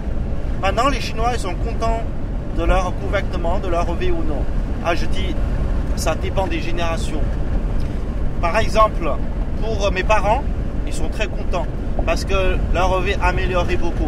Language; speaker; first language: French; non-native, fluent; Chinese